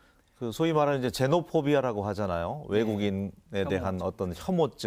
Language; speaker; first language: Korean; native; Korean